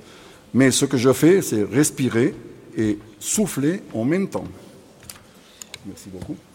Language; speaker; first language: French; non-native, learner; Armenian